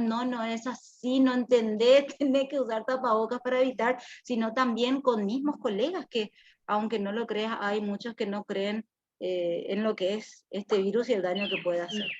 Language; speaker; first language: Spanish; native; Spanish